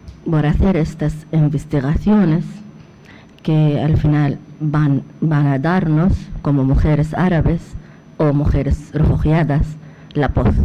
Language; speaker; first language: Spanish; non-native, fluent; Arabic